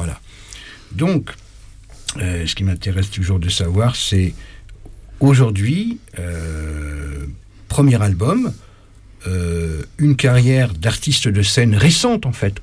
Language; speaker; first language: French; native; French